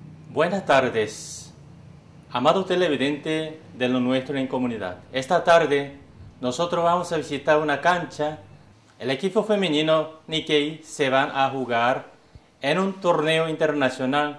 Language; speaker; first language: Spanish; non-native, learner; Korean